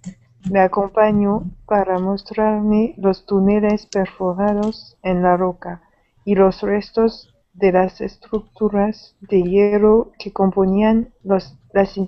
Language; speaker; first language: Spanish; non-native, learner; French